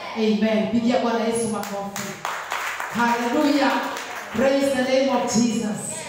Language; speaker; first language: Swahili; non-native, local second language; Kikuyu